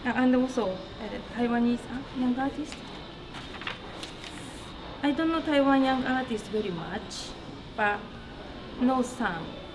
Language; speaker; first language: English; non-native, learner; Japanese